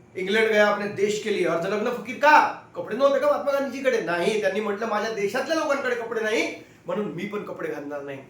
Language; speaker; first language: Marathi; non-native, local second language; Hindi